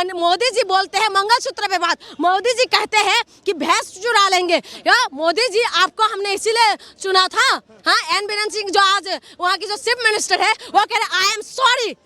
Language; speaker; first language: Hindi; non-native, local second language; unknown